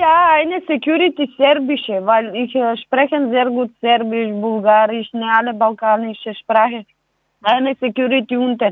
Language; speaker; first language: German; non-native, learner; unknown